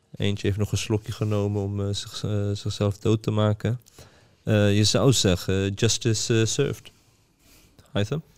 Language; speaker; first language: Dutch; early bilingual, other home language; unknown